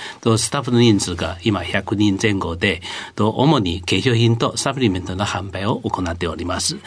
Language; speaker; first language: Japanese; non-native, fluent; Chinese